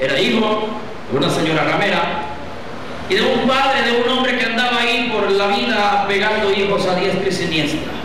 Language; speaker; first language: Spanish; native; Spanish